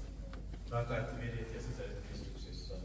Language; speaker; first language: Finnish; non-native, fluent; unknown